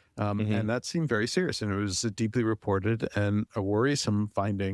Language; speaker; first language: English; native; English